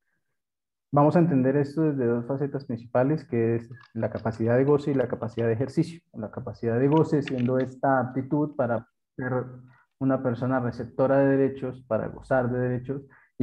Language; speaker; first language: Spanish; native; Spanish